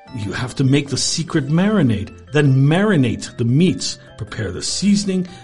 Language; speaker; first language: English; native; English